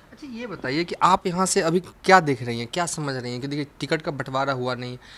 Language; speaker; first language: Hindi; native; Hindi